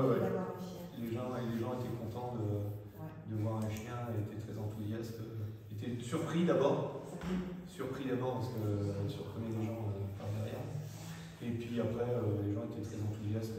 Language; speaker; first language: French; native; French